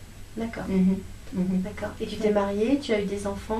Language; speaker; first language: French; native; French